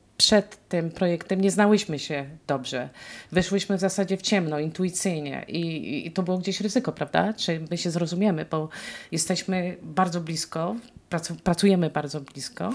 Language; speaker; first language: Polish; native; Polish